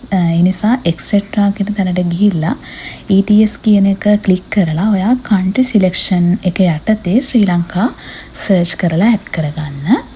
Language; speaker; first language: Sinhala; native; Sinhala